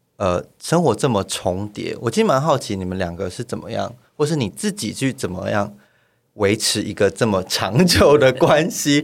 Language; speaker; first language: Chinese; native; Chinese